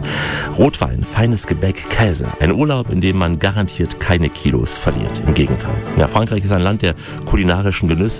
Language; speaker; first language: German; native; German